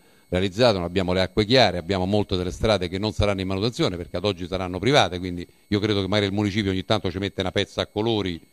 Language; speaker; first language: Italian; native; Italian